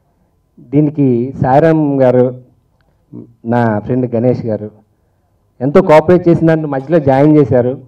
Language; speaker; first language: Telugu; native; Telugu